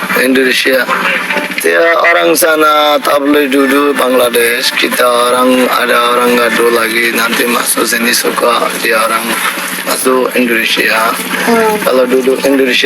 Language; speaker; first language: Indonesian; non-native, learner; Rohingya